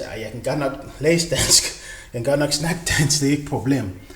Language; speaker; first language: Danish; non-native, learner; English